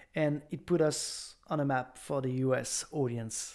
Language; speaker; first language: English; non-native, fluent; French